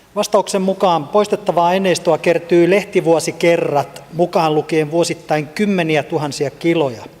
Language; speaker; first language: Finnish; native; Finnish